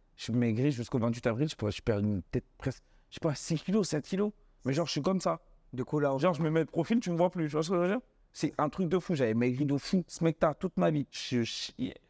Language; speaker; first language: French; early bilingual, other home language; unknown